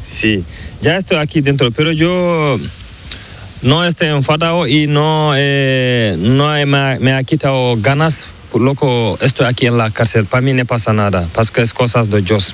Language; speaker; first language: Spanish; non-native, learner; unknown